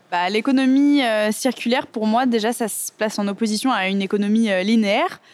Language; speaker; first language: French; native; French